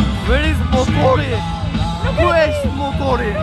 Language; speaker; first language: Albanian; non-native, learner; Turkish